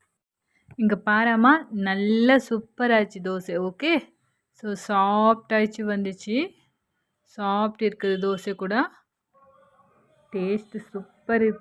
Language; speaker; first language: Tamil; non-native, learner; Kannada